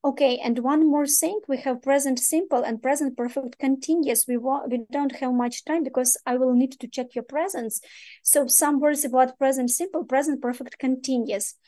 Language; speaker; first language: English; non-native, fluent; Ukrainian